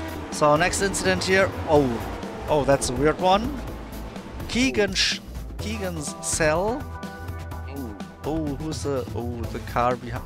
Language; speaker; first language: English; non-native, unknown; German